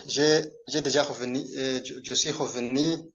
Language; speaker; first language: French; non-native, local second language; Rundi